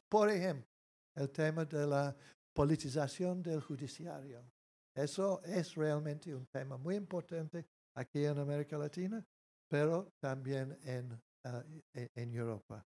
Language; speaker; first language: Spanish; non-native, fluent; English